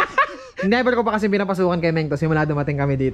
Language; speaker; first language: Filipino; native; Filipino